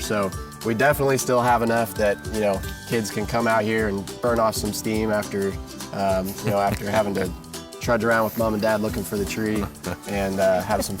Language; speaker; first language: English; native; English